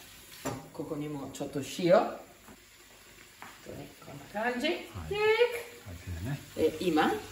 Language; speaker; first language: Japanese; non-native, learner; Italian